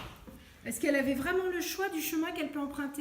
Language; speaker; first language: French; native; French